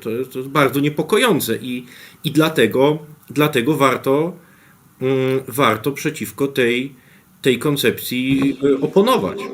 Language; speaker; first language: Polish; native; Polish